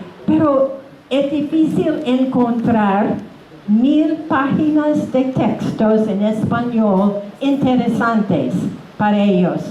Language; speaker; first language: Spanish; non-native, fluent; English